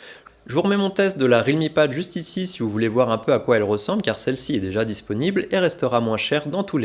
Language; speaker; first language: French; native; French